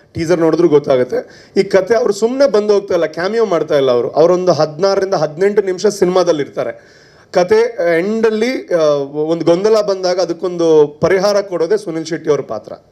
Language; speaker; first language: Kannada; non-native, local second language; Tulu